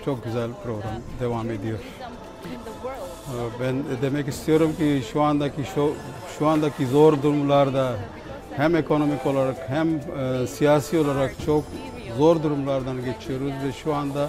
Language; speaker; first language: Turkish; non-native, fluent; Macedonian